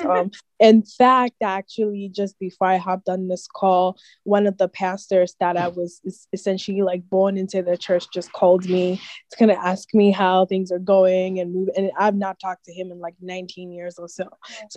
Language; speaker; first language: English; non-native, local second language; Akan